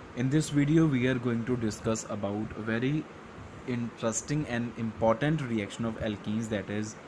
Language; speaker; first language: English; non-native, local second language; Punjabi